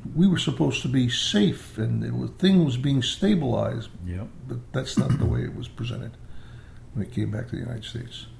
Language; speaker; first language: English; native; English